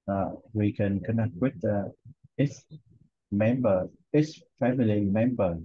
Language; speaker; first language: English; non-native, learner; Vietnamese